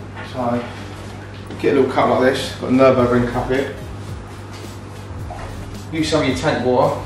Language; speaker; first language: English; native; English